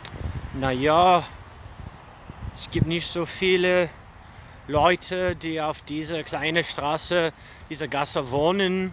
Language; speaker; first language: German; non-native, fluent; English